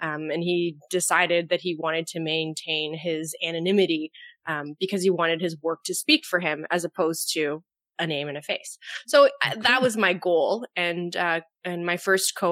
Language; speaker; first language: English; native; English